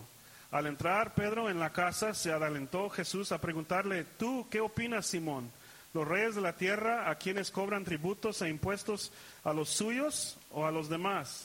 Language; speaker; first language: Spanish; early bilingual, heritage; Spanish